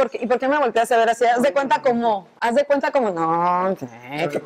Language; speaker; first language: Spanish; native; Spanish